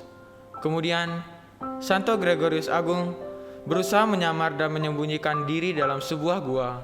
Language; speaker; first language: Indonesian; native; Indonesian